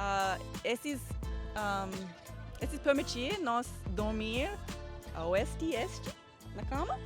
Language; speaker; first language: Portuguese; non-native, learner; English